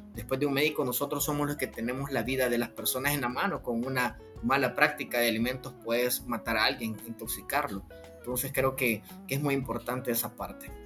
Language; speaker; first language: Spanish; native; Spanish